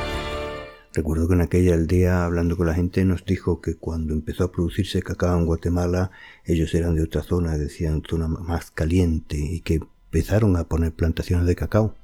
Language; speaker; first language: Spanish; native; Spanish